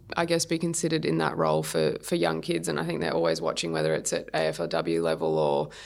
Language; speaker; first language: English; native; English